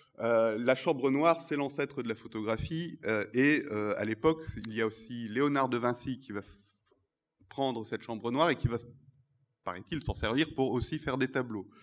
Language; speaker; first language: French; native; French